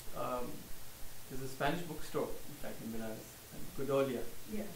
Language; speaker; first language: English; non-native, fluent; German